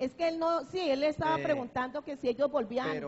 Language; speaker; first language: Spanish; native; Spanish